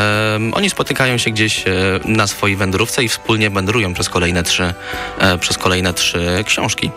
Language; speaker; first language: Polish; native; Polish